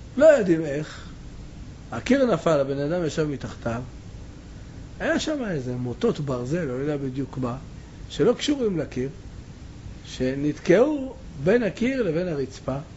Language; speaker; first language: Hebrew; native; Hebrew